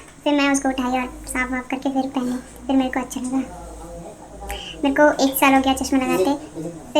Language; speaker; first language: Hindi; native; Hindi